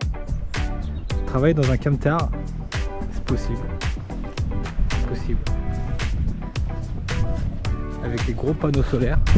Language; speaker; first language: French; native; French